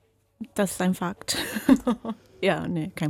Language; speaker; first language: German; non-native, fluent; Portuguese